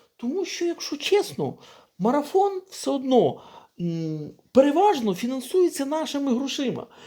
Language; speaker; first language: Ukrainian; non-native, local second language; Russian